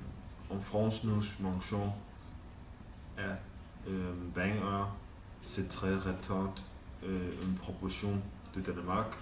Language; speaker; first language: French; non-native, learner; Danish